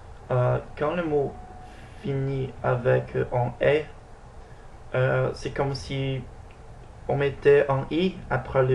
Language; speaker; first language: French; non-native, fluent; Portuguese